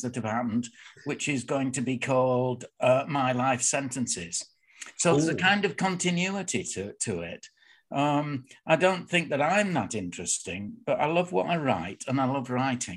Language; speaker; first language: English; native; English